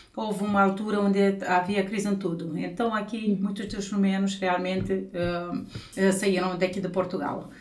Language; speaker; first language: Portuguese; non-native, fluent; Romanian